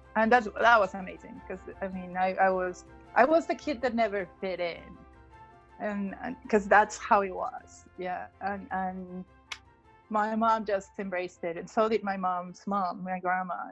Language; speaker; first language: English; non-native, fluent; Spanish